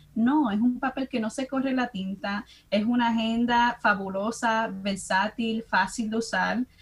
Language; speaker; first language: Spanish; early bilingual, heritage; Spanish